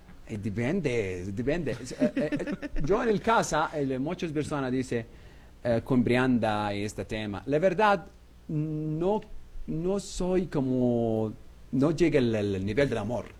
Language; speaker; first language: Spanish; non-native, learner; Arabic